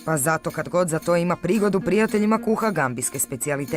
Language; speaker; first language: Croatian; native; Croatian